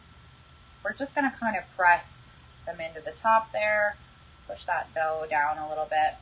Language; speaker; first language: English; native; English